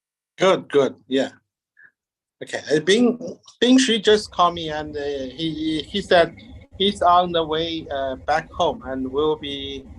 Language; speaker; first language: English; non-native, learner; Chinese